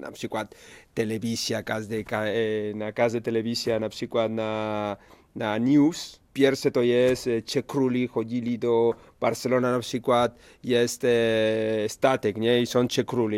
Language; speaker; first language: Polish; non-native, learner; Spanish